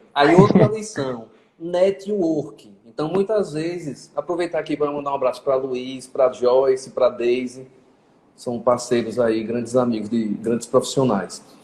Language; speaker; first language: Portuguese; native; Portuguese